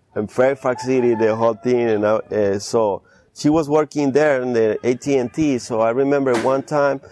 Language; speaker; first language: English; early bilingual, other home language; Spanish